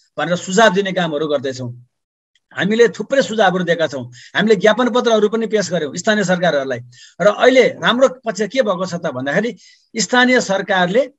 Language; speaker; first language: Nepali; native; Nepali